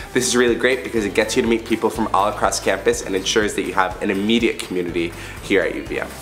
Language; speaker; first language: English; native; English